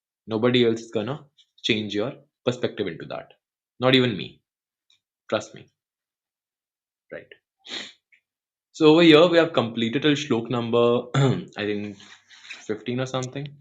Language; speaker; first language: English; non-native, local second language; Hindi